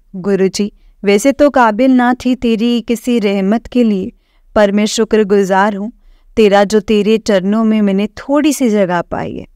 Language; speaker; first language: Hindi; native; Hindi